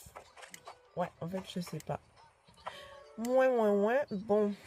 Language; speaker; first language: French; native; French